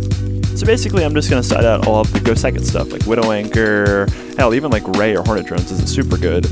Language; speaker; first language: English; native; English